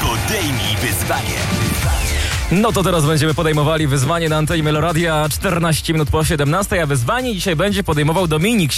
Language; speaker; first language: Polish; native; Polish